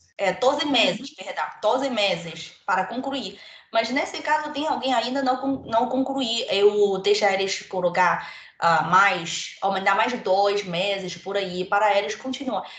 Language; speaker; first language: Portuguese; non-native, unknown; Chinese